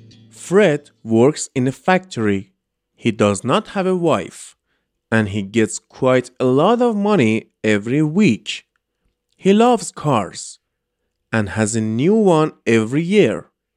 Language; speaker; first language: English; non-native, fluent; Persian